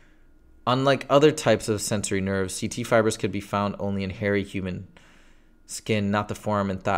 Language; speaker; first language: English; native; English